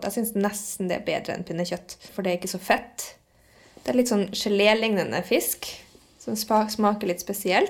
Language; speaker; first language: Norwegian; native; Norwegian